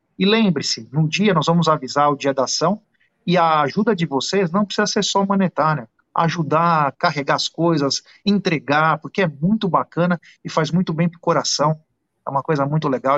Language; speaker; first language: Portuguese; native; Portuguese